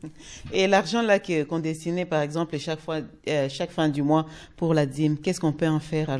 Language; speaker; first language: French; non-native, local second language; Lingala